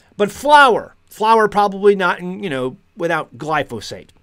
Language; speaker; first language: English; native; English